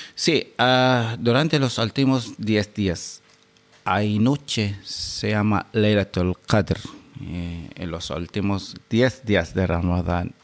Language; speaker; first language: Spanish; non-native, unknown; Arabic